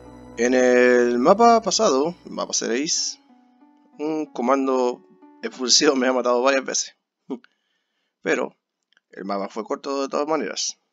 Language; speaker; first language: Spanish; native; Spanish